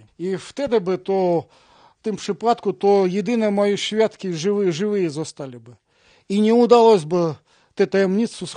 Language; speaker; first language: Polish; non-native, learner; Russian